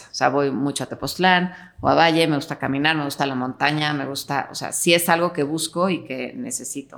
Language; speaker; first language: Spanish; native; Spanish